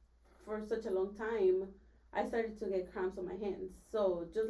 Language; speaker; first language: English; non-native, fluent; Spanish